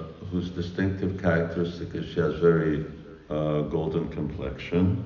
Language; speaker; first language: English; early bilingual, other home language; Hungarian